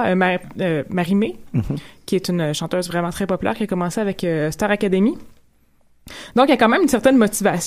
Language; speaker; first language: French; native; French